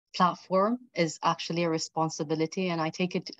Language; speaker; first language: English; early bilingual, other home language; Arabic